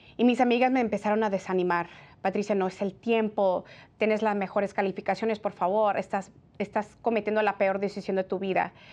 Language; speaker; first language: Spanish; early bilingual, heritage; Spanish